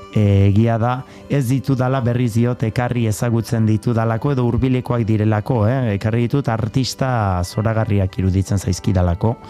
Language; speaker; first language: Basque; non-native, local second language; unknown